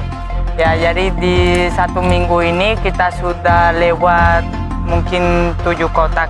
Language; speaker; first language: Indonesian; non-native, fluent; Spanish